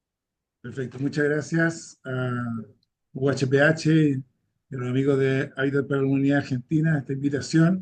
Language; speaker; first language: Spanish; native; Spanish